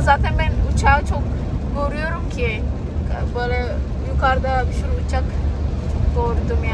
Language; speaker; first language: Turkish; non-native, learner; Indonesian